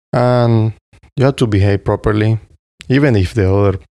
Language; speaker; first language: English; non-native, fluent; Spanish